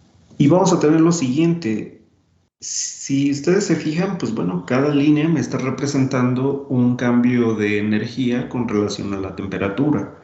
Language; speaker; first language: Spanish; native; Spanish